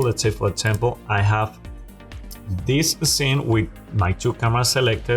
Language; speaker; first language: English; non-native, fluent; Spanish